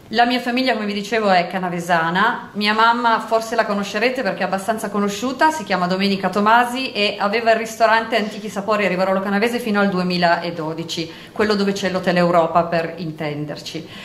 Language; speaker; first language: Italian; native; Italian